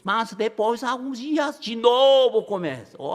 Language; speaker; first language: Portuguese; non-native, learner; Korean